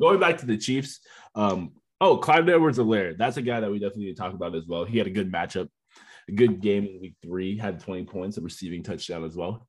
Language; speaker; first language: English; native; English